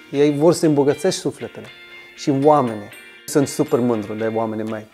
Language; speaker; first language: Romanian; non-native, fluent; Swedish